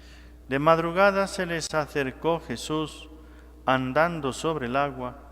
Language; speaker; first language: Spanish; native; Spanish